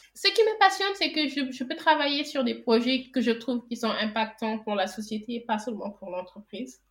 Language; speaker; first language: French; non-native, local second language; Wolof